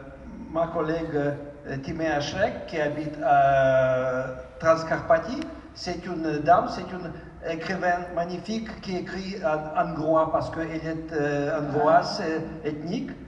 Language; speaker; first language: French; non-native, fluent; Russian